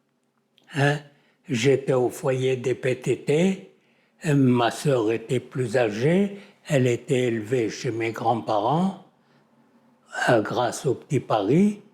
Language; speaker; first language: French; native; French